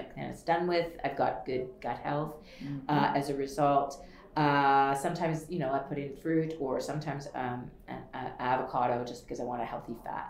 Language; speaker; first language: English; native; English